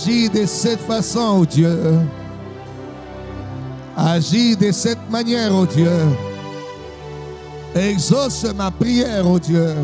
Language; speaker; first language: French; non-native, local second language; Lingala